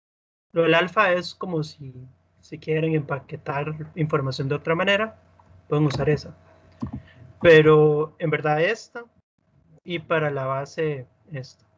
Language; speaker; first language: Spanish; native; Spanish